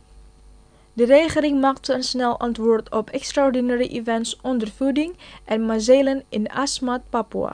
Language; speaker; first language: Dutch; non-native, fluent; Indonesian